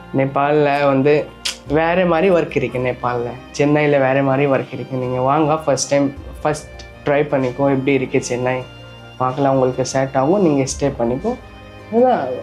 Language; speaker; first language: Tamil; non-native, learner; Nepali